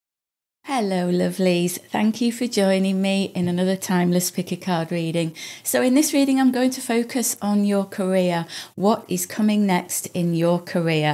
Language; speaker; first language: English; native; English